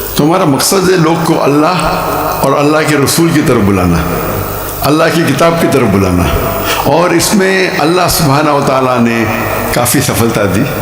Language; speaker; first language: Urdu; non-native, local second language; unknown